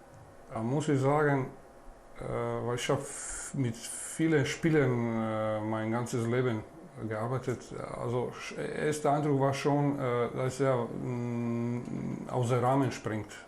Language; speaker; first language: German; non-native, fluent; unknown